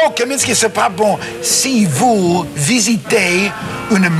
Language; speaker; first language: French; non-native, learner; English